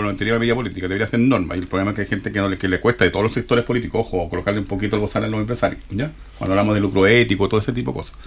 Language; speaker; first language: Spanish; native; Spanish